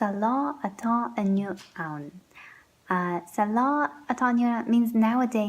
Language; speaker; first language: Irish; non-native, local second language; English